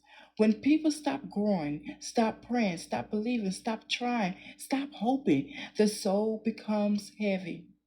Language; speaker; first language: English; native; English